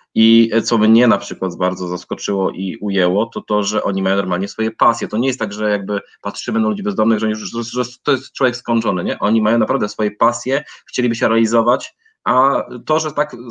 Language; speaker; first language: Polish; native; Polish